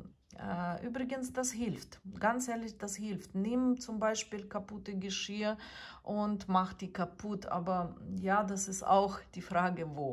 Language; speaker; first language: German; non-native, fluent; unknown